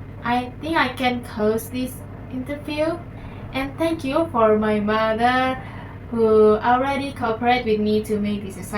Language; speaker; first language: English; non-native, learner; Indonesian